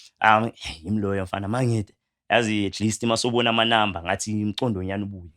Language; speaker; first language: Zulu; native; Zulu